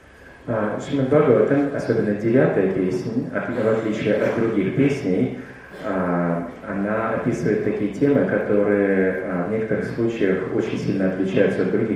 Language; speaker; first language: Russian; native; Russian